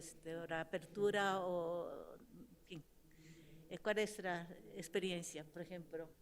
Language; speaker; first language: Spanish; non-native, fluent; Japanese